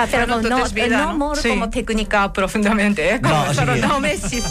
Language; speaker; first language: Catalan; non-native, learner; Japanese